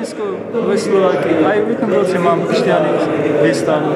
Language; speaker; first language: Czech; non-native, learner; Armenian